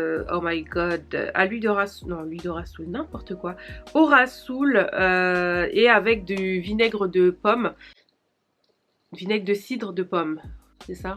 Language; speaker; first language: French; native; French